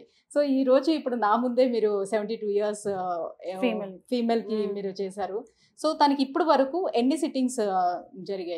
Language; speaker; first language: Telugu; native; Telugu